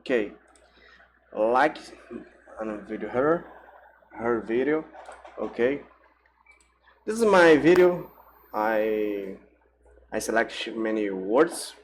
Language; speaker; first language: English; non-native, learner; Portuguese